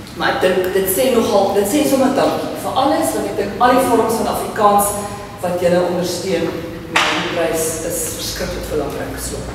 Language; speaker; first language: Afrikaans; native; Afrikaans